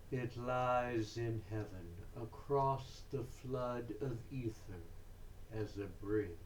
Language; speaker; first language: English; native; English